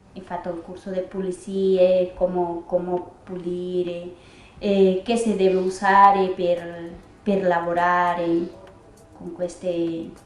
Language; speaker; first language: Italian; non-native, learner; Spanish